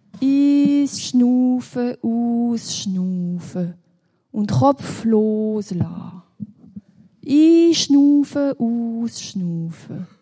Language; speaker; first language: German; non-native, local second language; French